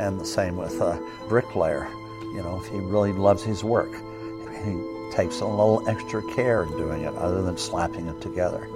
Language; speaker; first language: English; native; English